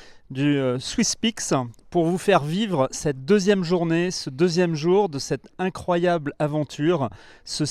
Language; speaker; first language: French; native; French